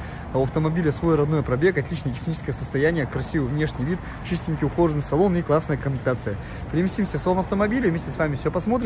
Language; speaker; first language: Russian; native; Russian